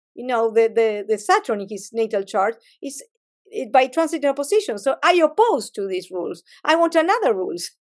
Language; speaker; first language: English; non-native, fluent; Spanish